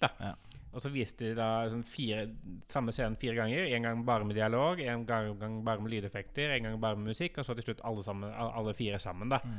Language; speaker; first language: Norwegian; native; Norwegian